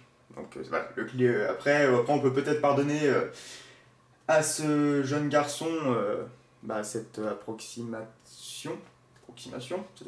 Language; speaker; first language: French; native; French